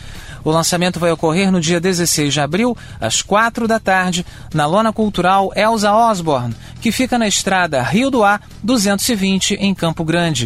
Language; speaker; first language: Portuguese; native; Portuguese